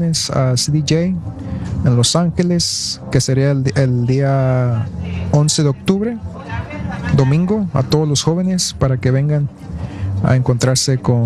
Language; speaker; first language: Spanish; early bilingual, heritage; Spanish